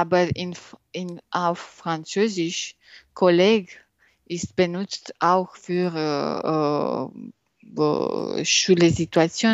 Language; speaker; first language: German; non-native, learner; French